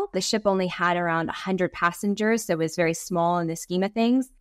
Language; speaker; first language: English; native; English